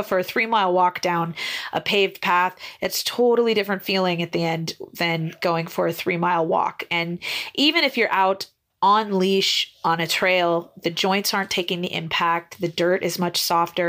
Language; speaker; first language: English; native; English